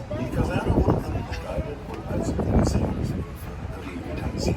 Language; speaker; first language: German; native; German